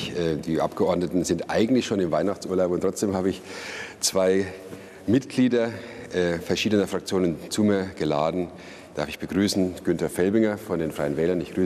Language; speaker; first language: German; native; German